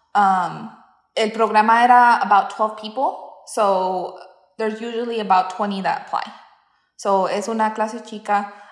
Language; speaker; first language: Spanish; early bilingual, heritage; Spanish